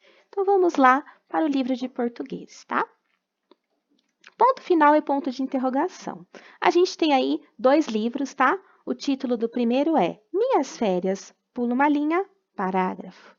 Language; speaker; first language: Portuguese; native; Portuguese